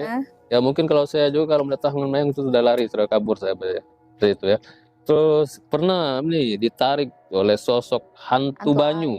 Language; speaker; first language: Indonesian; native; Indonesian